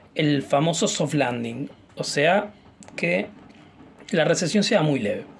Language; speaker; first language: Spanish; native; Spanish